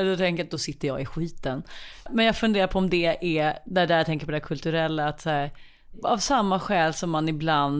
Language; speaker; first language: Swedish; native; Swedish